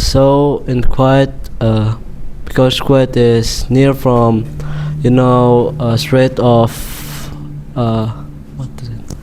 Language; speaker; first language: English; non-native, learner; Indonesian